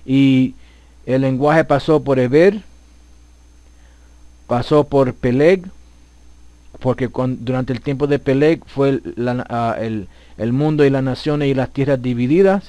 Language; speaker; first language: Spanish; early bilingual, heritage; Spanish